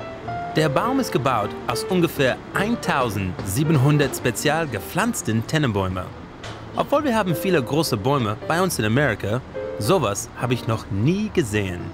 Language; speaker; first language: German; non-native, learner; English